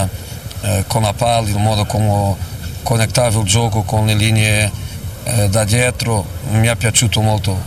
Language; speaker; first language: Italian; non-native, fluent; Portuguese